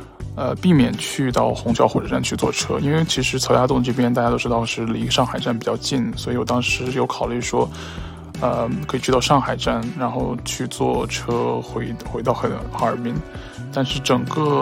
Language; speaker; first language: Chinese; native; Chinese